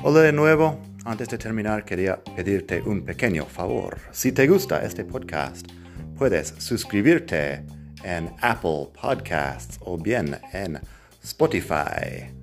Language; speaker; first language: Spanish; non-native, fluent; English